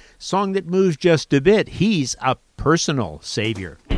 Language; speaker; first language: English; native; English